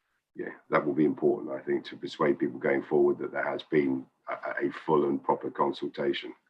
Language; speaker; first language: English; native; English